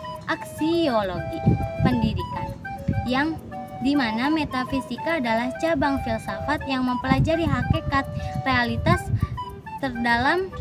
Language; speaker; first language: Indonesian; native; Indonesian